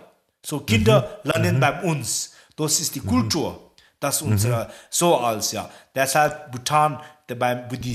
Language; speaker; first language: German; non-native, learner; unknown